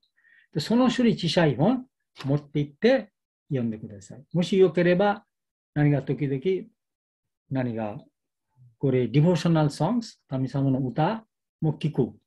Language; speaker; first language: Japanese; non-native, learner; Bangla